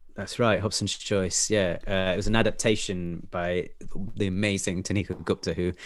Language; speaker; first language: English; native; English